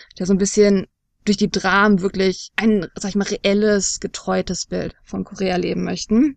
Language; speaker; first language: German; native; German